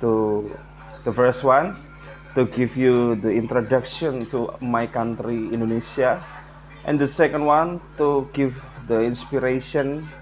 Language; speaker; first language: English; non-native, learner; Indonesian